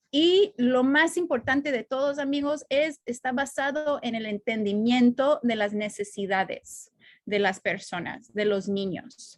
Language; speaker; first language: Spanish; non-native, fluent; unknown